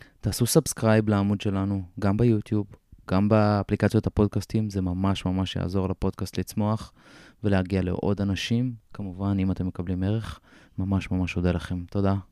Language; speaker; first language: Hebrew; native; Hebrew